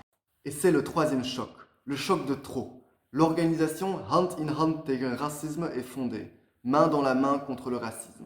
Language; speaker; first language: French; native; French